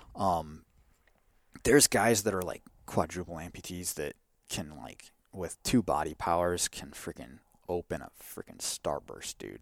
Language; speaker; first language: English; native; English